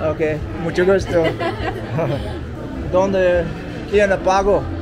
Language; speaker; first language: Spanish; non-native, learner; English